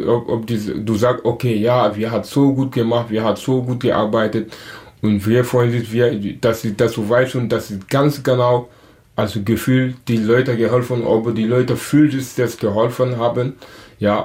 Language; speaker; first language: German; non-native, learner; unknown